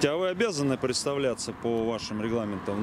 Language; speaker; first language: Russian; native; Russian